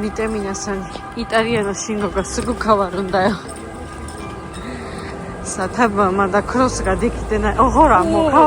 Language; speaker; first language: Japanese; non-native, fluent; Georgian